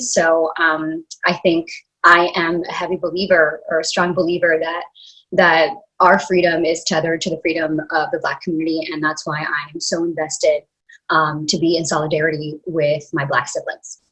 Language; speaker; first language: English; early bilingual, other home language; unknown